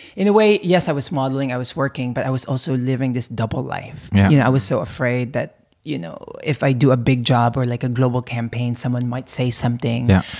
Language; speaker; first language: English; non-native, local second language; Filipino